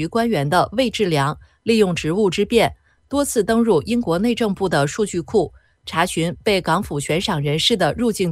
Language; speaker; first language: Chinese; native; Chinese